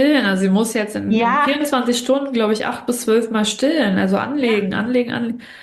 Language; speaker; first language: German; native; German